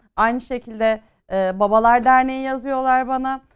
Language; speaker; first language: Turkish; native; Turkish